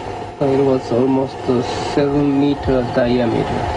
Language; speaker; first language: English; non-native, learner; Japanese